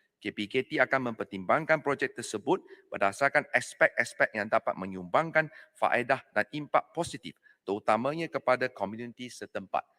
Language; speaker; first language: Malay; non-native, local second language; Chinese